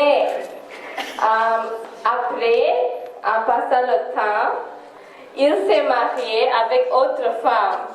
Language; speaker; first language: French; non-native, learner; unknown